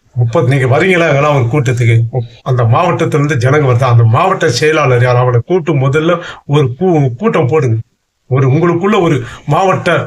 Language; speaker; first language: Tamil; native; Tamil